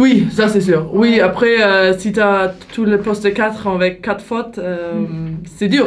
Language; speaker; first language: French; non-native, learner; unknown